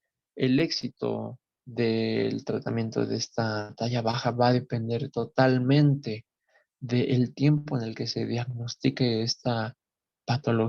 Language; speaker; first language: Spanish; native; Spanish